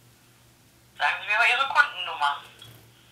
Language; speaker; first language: German; native; German